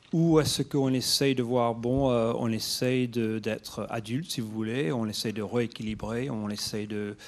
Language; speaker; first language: French; non-native, fluent; English